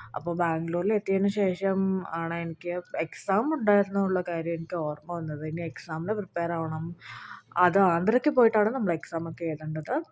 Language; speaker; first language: Malayalam; early bilingual, heritage; Malayalam